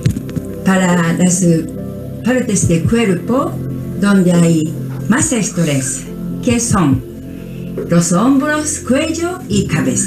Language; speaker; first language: Spanish; non-native, learner; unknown